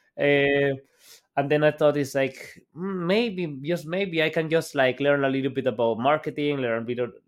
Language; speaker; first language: English; non-native, fluent; Spanish